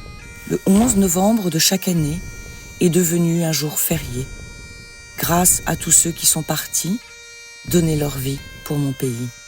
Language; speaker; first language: French; native; French